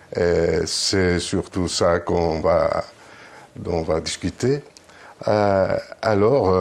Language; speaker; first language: French; non-native, fluent; Greek